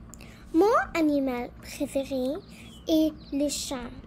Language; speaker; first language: French; non-native, learner; Arabic